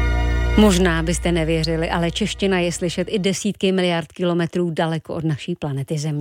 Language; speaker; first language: Czech; native; Czech